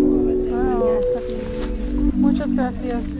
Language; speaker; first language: Spanish; non-native, learner; English